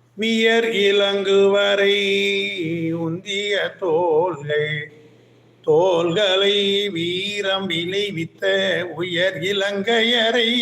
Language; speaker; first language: Tamil; native; Tamil